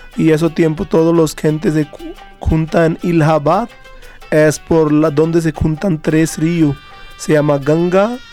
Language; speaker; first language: Spanish; non-native, fluent; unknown